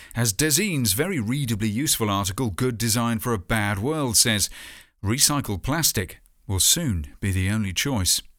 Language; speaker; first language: English; native; English